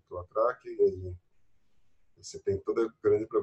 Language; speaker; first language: Spanish; non-native, learner; Portuguese